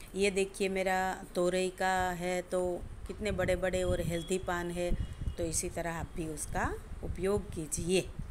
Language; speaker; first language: Hindi; non-native, local second language; Gujarati